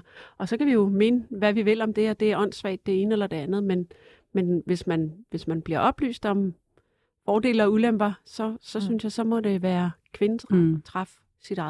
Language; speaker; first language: Danish; native; Danish